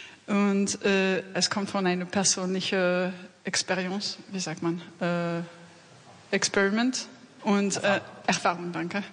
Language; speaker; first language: German; non-native, fluent; French